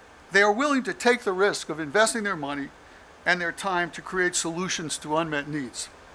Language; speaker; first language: English; native; English